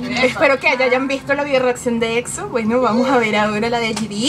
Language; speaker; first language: Spanish; native; Spanish